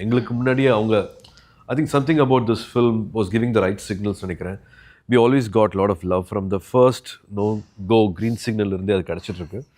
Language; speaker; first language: Tamil; native; Tamil